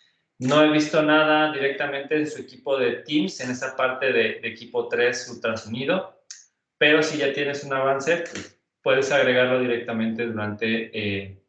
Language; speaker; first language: Spanish; native; Spanish